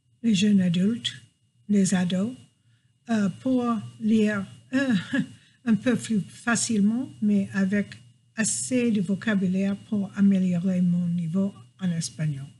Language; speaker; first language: French; non-native, fluent; English